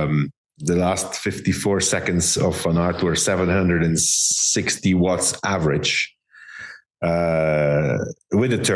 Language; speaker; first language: English; non-native, fluent; Dutch